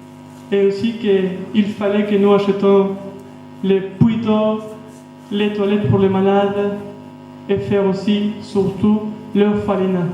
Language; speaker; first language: French; non-native, fluent; Spanish